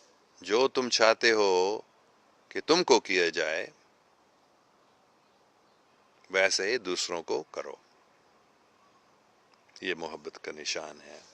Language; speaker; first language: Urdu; non-native, fluent; English